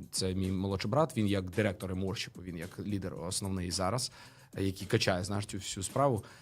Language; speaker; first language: Ukrainian; non-native, local second language; Russian